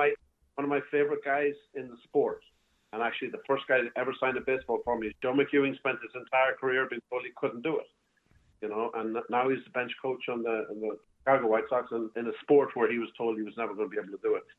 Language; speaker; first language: English; native; English